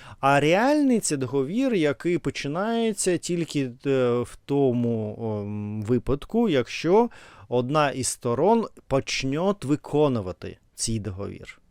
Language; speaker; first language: Ukrainian; non-native, learner; Russian